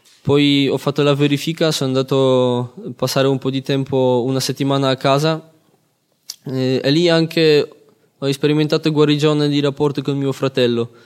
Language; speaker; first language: Italian; non-native, fluent; Polish